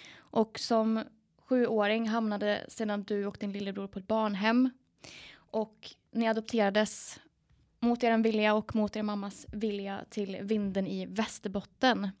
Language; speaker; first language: Swedish; native; Swedish